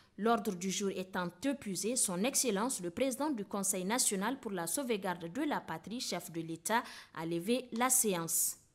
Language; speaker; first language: French; non-native, local second language; Hausa